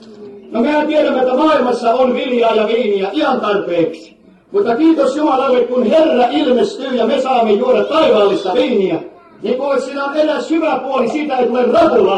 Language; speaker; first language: Finnish; native; Finnish